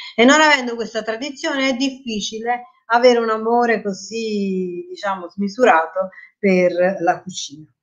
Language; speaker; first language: Italian; native; Italian